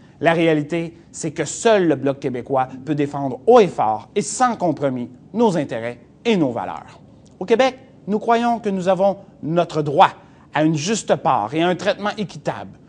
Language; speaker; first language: French; native; French